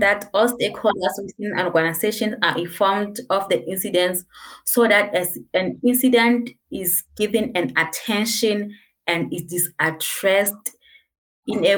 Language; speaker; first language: English; non-native, local second language; Southern Sotho